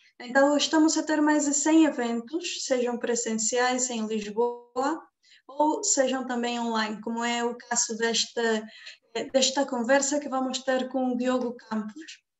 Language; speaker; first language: Portuguese; non-native, fluent; Spanish